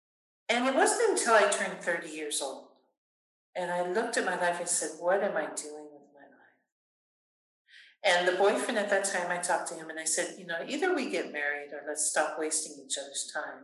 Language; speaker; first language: English; native; English